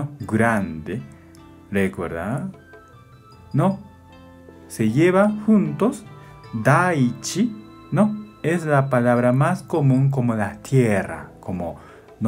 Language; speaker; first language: Spanish; non-native, fluent; Japanese